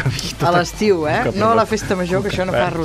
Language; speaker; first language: Catalan; native; Catalan